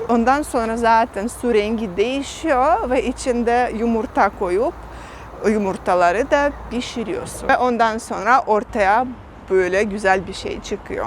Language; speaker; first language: Turkish; non-native, fluent; Russian